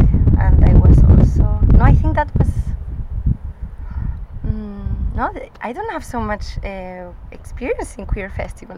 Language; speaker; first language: English; non-native, fluent; Spanish